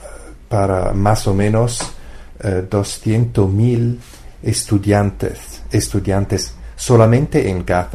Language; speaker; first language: Spanish; non-native, fluent; Italian